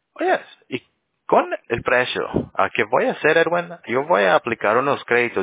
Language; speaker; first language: Spanish; early bilingual, heritage; Spanish